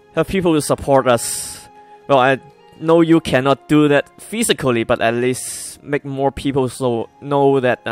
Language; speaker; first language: English; non-native, local second language; Cantonese